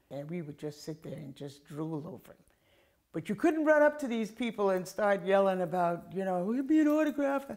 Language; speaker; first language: English; native; English